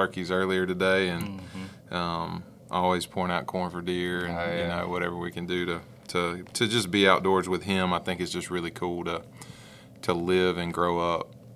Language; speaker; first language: English; native; English